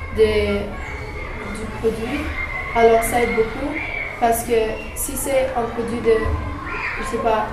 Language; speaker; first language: French; non-native, learner; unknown